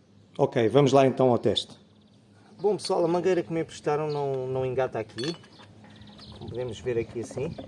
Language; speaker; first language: Portuguese; native; Portuguese